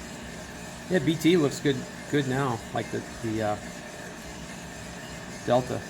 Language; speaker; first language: English; native; English